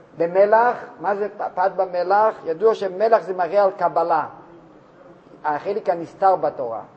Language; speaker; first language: Hebrew; non-native, fluent; Russian